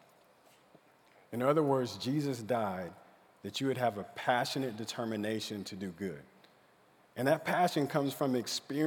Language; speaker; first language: English; native; English